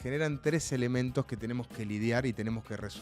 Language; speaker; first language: Spanish; native; Spanish